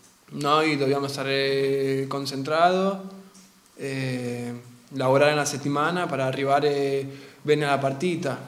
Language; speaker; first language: Italian; non-native, learner; Spanish